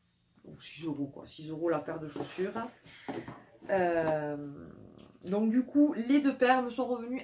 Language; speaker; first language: French; native; French